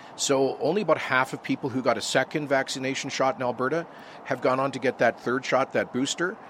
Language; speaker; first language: English; native; English